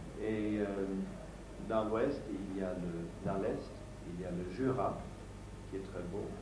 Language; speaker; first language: French; non-native, fluent; German